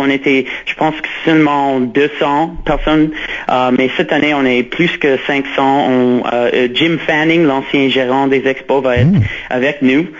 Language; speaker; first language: French; non-native, local second language; English